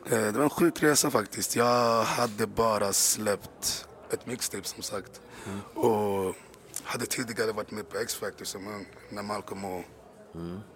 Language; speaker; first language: Swedish; native; Swedish